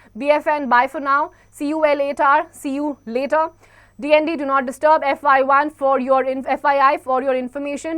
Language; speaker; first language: English; non-native, local second language; Hindi